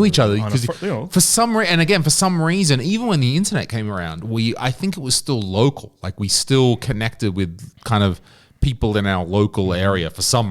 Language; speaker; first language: English; native; English